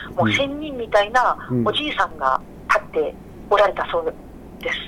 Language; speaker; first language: Japanese; native; Japanese